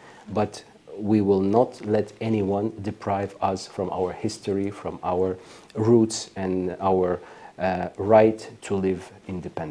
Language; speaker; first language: English; non-native, fluent; Ukrainian